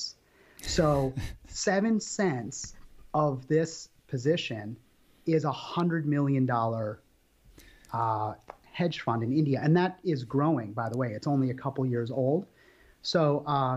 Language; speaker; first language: English; native; English